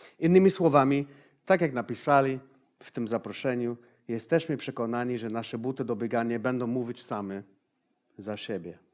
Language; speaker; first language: Polish; non-native, fluent; English